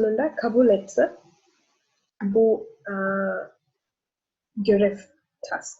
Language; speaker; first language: Turkish; non-native, learner; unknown